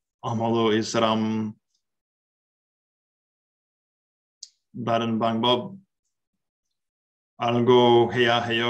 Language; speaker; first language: Korean; non-native, learner; English